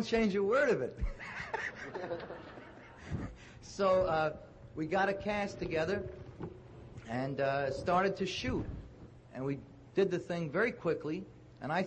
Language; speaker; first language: English; native; English